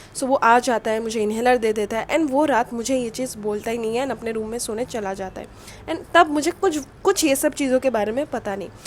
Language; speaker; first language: Hindi; non-native, local second language; Bangla